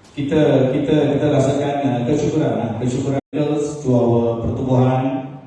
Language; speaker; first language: Malay; non-native, local second language; Tamil